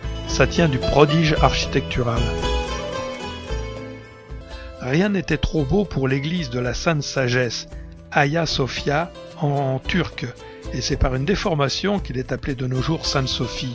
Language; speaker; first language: French; native; French